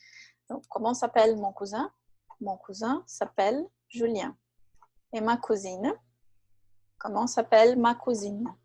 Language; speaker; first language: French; non-native, fluent; Portuguese